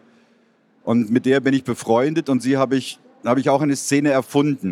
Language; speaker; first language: German; native; German